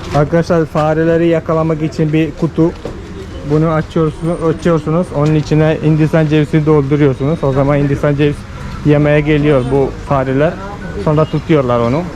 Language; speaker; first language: Turkish; non-native, fluent; Malayalam